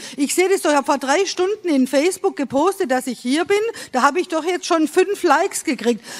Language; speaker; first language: German; native; German